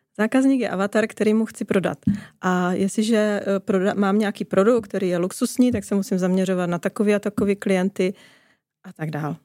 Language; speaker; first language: Czech; native; Czech